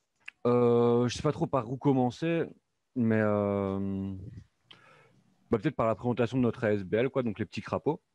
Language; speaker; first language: French; native; French